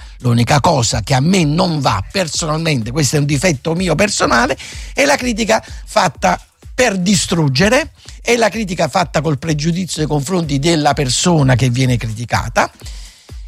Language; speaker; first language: Italian; native; Italian